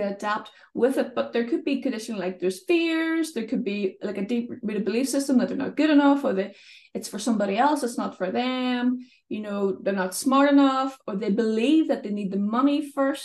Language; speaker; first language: English; native; English